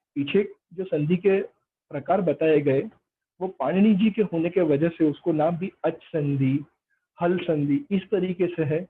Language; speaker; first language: Hindi; non-native, local second language; Marathi